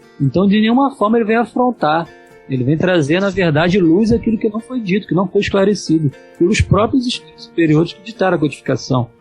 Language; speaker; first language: Portuguese; native; Portuguese